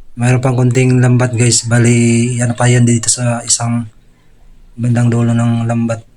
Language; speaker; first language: Filipino; non-native, local second language; Waray